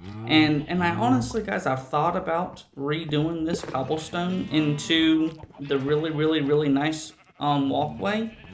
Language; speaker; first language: English; native; English